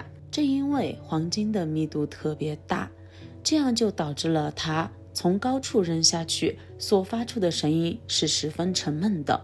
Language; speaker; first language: Chinese; native; Chinese